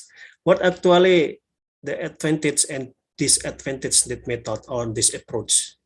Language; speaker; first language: English; non-native, learner; Indonesian